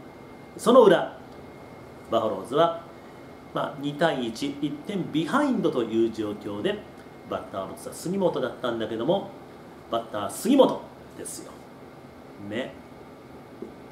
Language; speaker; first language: Japanese; native; Japanese